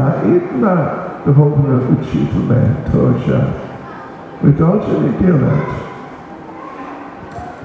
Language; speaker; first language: Russian; non-native, learner; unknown